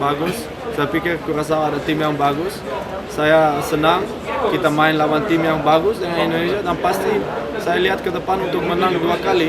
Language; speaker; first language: Indonesian; non-native, fluent; Dutch